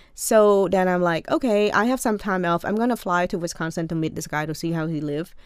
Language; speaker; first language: English; non-native, fluent; Khmer